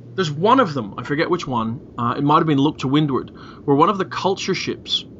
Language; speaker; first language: English; native; English